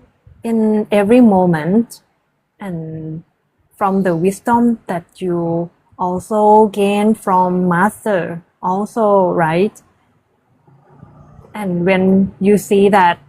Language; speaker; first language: English; non-native, learner; Thai